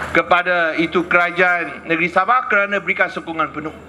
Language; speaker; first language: Malay; non-native, local second language; Chinese